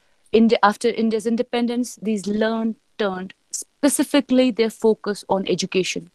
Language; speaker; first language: English; non-native, local second language; Kashmiri